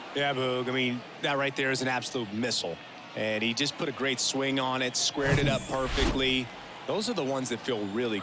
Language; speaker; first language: English; native; English